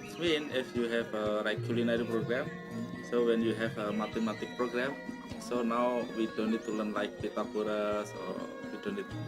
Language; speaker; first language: English; non-native, learner; Indonesian